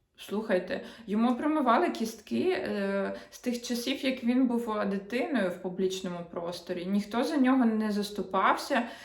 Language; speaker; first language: Ukrainian; non-native, local second language; Russian